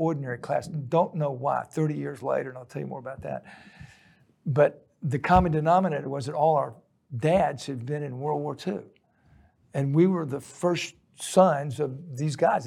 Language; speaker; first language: English; native; English